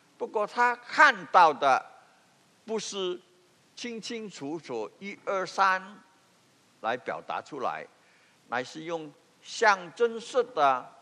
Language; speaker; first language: Chinese; non-native, local second language; Cantonese